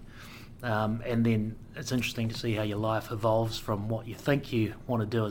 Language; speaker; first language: English; native; English